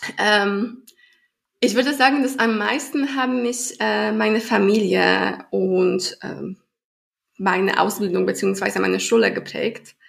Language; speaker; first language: German; non-native, fluent; Polish